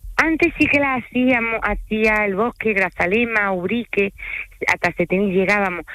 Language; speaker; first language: Spanish; early bilingual, other home language; French